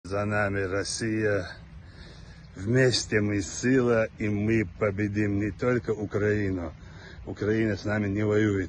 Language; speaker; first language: Russian; non-native, local second language; Chechen